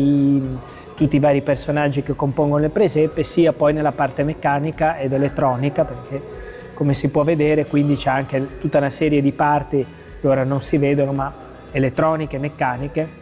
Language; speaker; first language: Italian; native; Italian